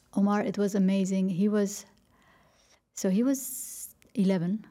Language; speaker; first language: English; non-native, fluent; Dutch